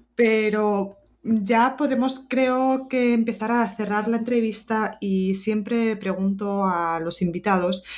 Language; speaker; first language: Spanish; native; Spanish